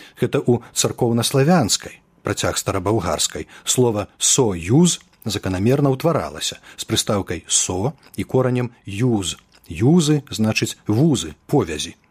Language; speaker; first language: Belarusian; native; Belarusian